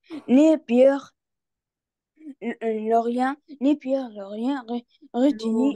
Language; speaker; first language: French; non-native, learner; Arabic